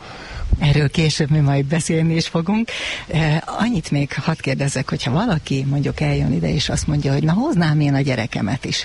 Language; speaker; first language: Hungarian; native; Hungarian